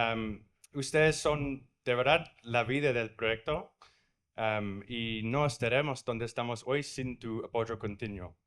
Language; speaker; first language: Spanish; non-native, fluent; English